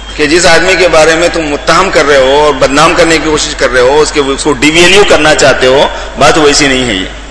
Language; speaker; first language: Hindi; native; Hindi